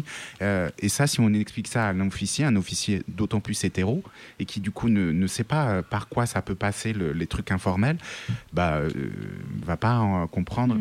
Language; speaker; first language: French; native; French